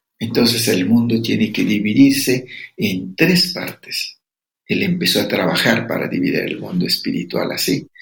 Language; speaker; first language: Spanish; non-native, local second language; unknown